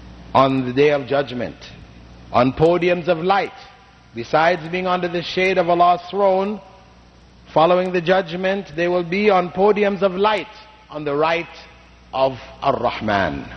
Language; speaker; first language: English; non-native, fluent; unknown